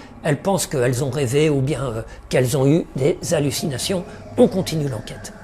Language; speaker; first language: French; native; French